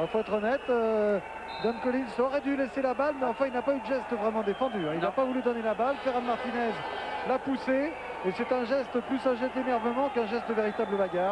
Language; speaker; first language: French; native; French